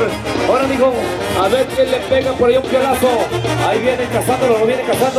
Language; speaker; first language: Spanish; native; Spanish